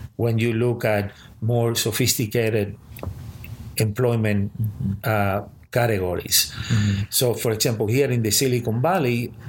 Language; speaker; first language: English; early bilingual, other home language; Spanish